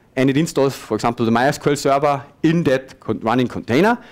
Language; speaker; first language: English; non-native, fluent; German